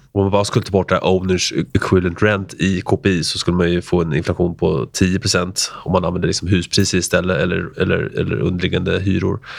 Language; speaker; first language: Swedish; early bilingual, other home language; Spanish